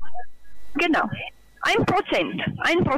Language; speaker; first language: German; non-native, learner; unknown